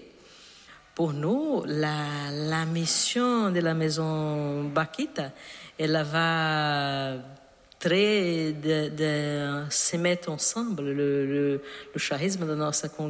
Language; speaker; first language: French; non-native, learner; Portuguese